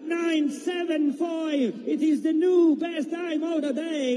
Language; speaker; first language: English; non-native, fluent; Italian